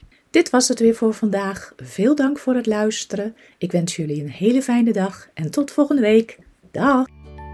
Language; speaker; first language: Dutch; native; Dutch